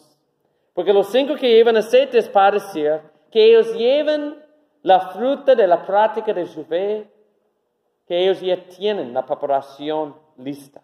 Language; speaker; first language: Spanish; non-native, learner; English